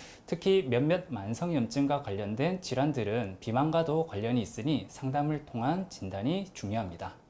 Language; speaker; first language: Korean; native; Korean